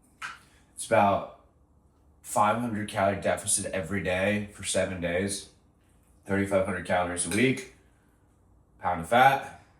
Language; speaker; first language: English; native; English